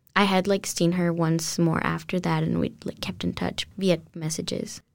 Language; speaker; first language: English; non-native, fluent; Spanish